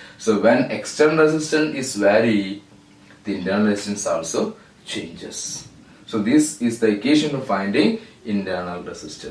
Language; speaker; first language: English; non-native, local second language; Malayalam